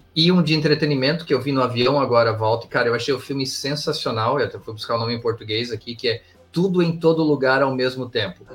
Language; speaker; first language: Portuguese; early bilingual, heritage; English